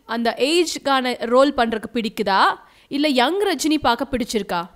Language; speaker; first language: Tamil; native; Tamil